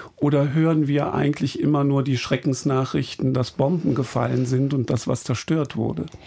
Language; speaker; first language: German; native; German